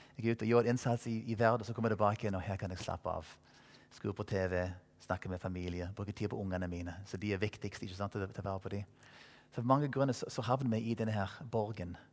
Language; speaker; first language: Norwegian; non-native, fluent; English